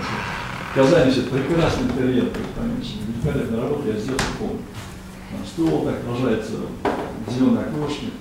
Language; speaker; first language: Russian; native; Russian